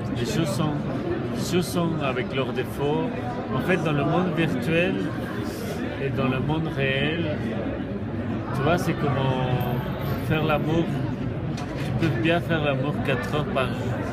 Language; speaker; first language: French; non-native, fluent; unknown